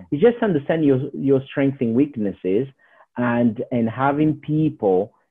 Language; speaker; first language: English; non-native, learner; Portuguese